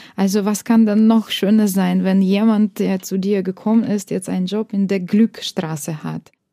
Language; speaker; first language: German; non-native, fluent; Russian